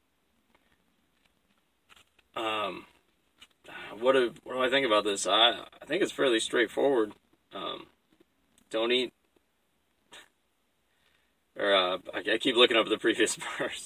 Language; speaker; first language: English; native; English